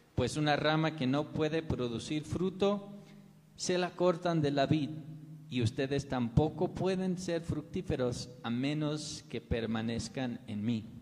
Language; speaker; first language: Spanish; non-native, fluent; English